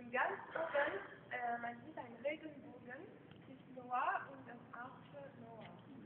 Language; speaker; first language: German; non-native, fluent; French